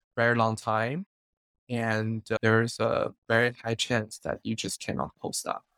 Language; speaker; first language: English; non-native, fluent; Chinese